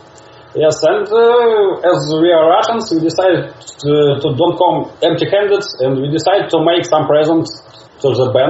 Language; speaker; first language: English; non-native, learner; Russian